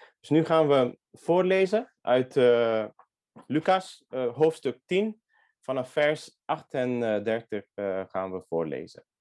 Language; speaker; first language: Dutch; non-native, fluent; Hungarian